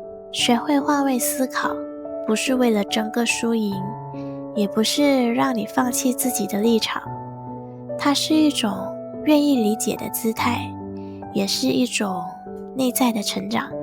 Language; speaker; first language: Chinese; native; Chinese